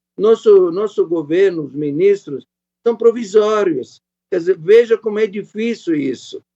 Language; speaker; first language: Portuguese; non-native, fluent; Arabic